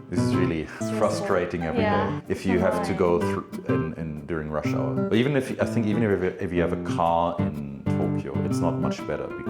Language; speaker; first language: English; non-native, fluent; German